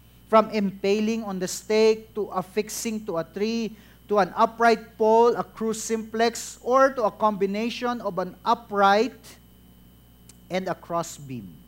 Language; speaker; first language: English; non-native, local second language; Filipino